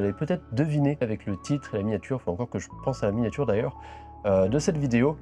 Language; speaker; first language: French; native; French